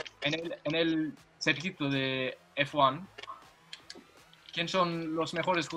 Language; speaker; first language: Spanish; non-native, learner; English